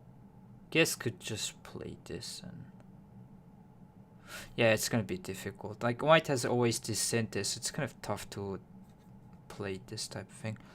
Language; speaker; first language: English; non-native, fluent; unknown